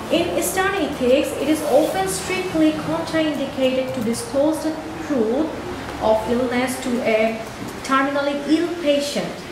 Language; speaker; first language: English; non-native, local second language; Bangla